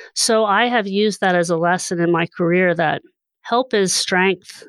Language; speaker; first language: English; native; English